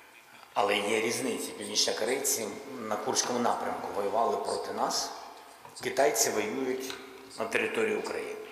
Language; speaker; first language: Ukrainian; non-native, local second language; Russian